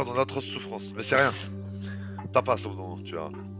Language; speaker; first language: French; native; French